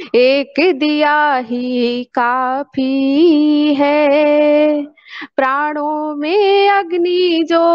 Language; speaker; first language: Hindi; native; Hindi